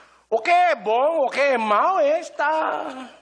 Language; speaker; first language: Portuguese; non-native, learner; Filipino